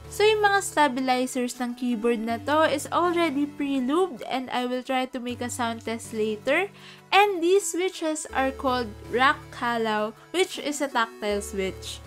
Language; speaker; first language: English; non-native, local second language; Filipino